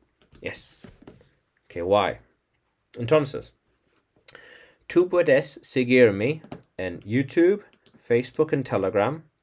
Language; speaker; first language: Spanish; non-native, learner; English